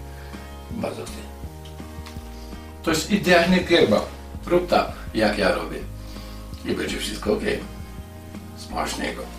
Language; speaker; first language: Polish; non-native, fluent; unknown